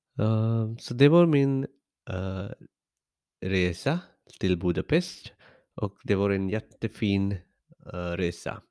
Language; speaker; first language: Swedish; non-native, learner; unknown